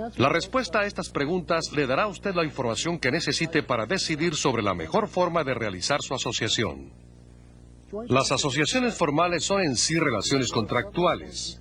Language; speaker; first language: Spanish; native; Spanish